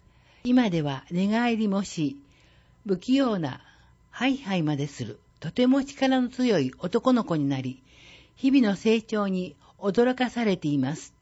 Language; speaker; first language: Japanese; native; Japanese